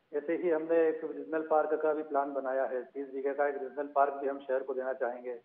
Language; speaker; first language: Hindi; native; Hindi